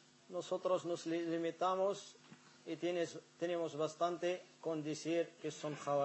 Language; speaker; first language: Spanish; non-native, fluent; Arabic